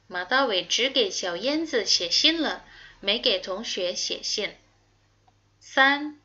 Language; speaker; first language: Chinese; non-native, fluent; Indonesian